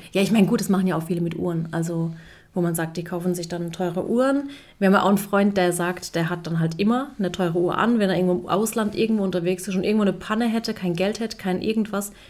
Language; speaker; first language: German; early bilingual, other home language; Turkish